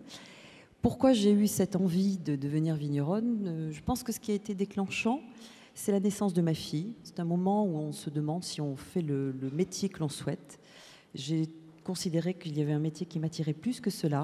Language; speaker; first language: French; native; French